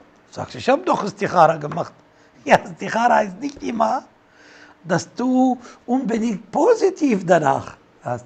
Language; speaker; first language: German; non-native, fluent; Arabic